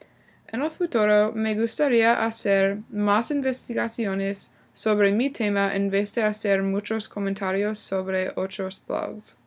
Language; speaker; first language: Spanish; non-native, learner; English